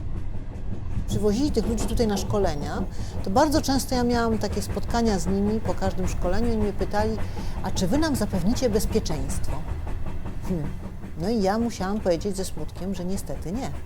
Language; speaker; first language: Polish; native; Polish